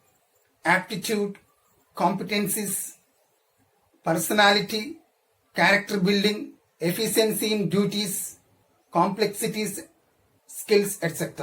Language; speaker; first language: English; non-native, local second language; Telugu